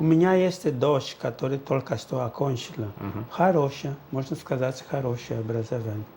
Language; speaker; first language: Russian; non-native, fluent; Portuguese